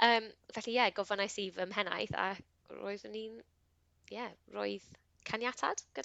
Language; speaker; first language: Welsh; non-native, local second language; English